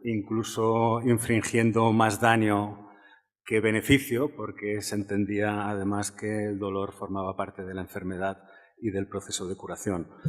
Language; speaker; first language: Spanish; native; Spanish